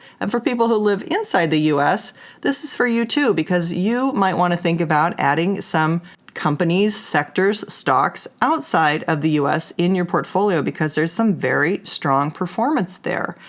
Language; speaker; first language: English; native; English